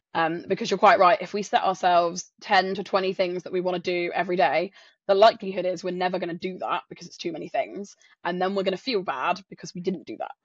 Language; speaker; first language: English; native; English